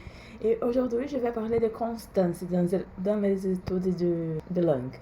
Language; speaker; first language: French; non-native, learner; Portuguese